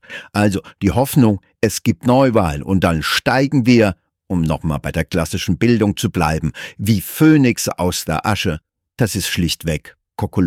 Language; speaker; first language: German; native; German